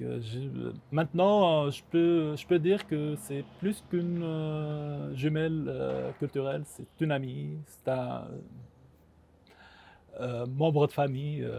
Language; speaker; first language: French; non-native, local second language; Arabic